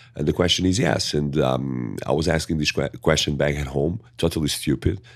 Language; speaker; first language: English; non-native, fluent; Portuguese